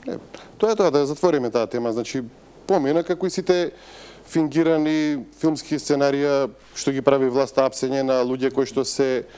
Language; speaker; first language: Macedonian; native; Macedonian